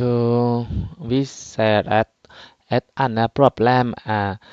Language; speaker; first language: Norwegian; non-native, fluent; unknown